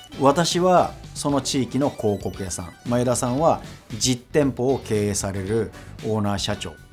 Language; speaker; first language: Japanese; native; Japanese